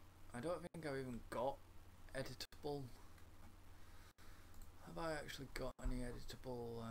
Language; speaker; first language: English; native; English